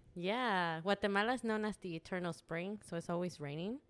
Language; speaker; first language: English; early bilingual, other home language; Spanish